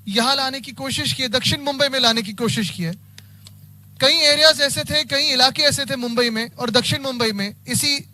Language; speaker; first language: Hindi; non-native, local second language; Marathi